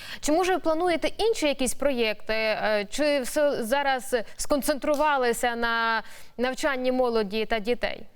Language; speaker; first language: Ukrainian; native; Ukrainian